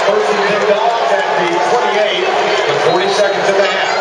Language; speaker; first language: English; native; English